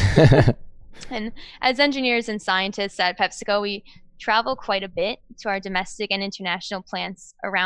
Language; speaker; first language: English; native; English